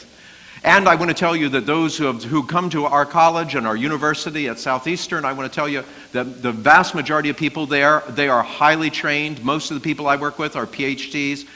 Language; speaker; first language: English; native; English